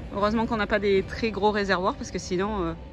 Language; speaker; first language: French; native; French